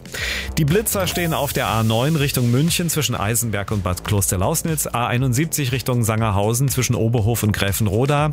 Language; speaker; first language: German; native; German